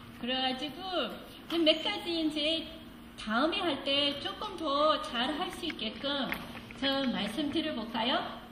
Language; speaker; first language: Korean; non-native, fluent; English